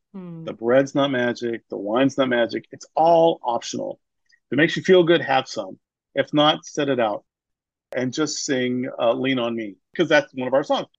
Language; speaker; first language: English; native; English